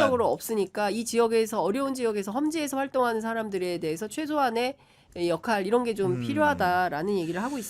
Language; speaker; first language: Korean; native; Korean